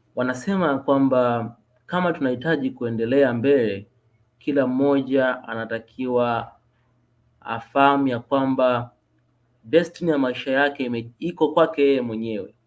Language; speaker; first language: Swahili; native; Swahili